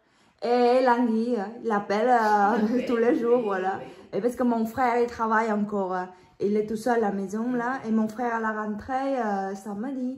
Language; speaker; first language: French; non-native, learner; Vietnamese